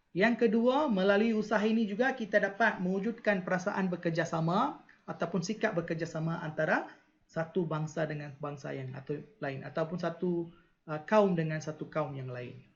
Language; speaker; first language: Malay; non-native, local second language; Tamil